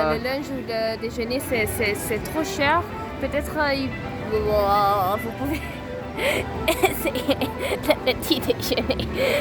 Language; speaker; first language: French; non-native, fluent; English